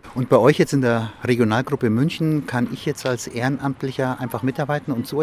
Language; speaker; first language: German; native; German